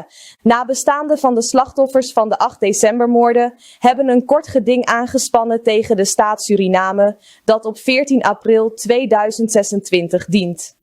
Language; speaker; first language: Dutch; native; Dutch